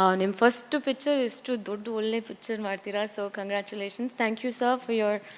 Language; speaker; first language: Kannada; non-native, learner; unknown